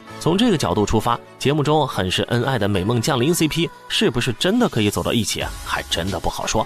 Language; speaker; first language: Chinese; native; Chinese